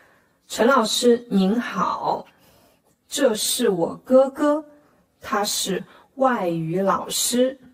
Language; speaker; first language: Chinese; non-native, fluent; Khmer